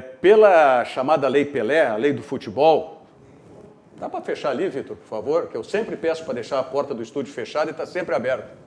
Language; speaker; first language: Portuguese; native; Portuguese